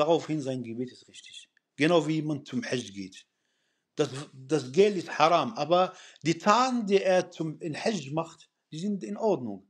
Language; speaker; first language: German; non-native, fluent; Arabic